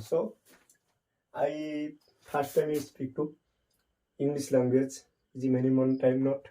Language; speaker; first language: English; non-native, learner; Hindi